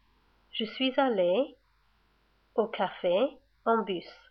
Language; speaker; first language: French; non-native, learner; English